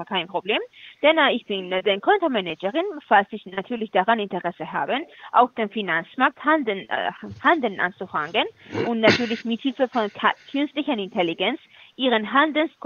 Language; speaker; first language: German; non-native, fluent; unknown